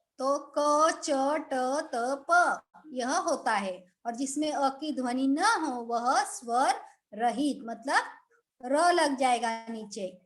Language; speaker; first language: Hindi; non-native, local second language; Marathi